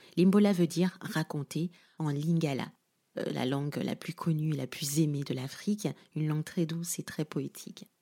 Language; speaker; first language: French; non-native, local second language; Lingala